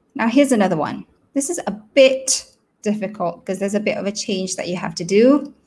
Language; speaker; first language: English; non-native, local second language; Malay